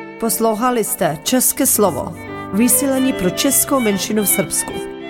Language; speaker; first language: Czech; early bilingual, heritage; Czech